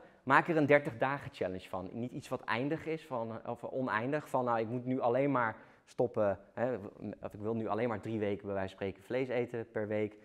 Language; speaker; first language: Dutch; native; Dutch